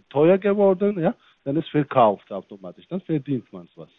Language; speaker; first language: German; non-native, fluent; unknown